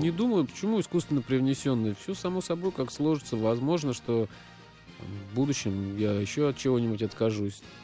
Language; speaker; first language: Russian; native; Russian